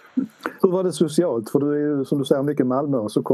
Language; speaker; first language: Swedish; native; Swedish